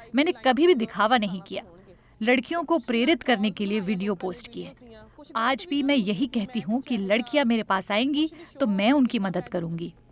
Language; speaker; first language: Hindi; native; Hindi